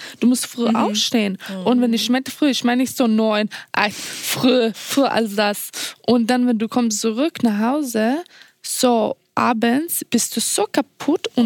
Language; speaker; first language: German; non-native, fluent; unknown